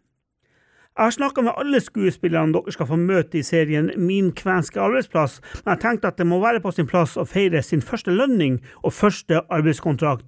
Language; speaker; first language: Norwegian; native; Norwegian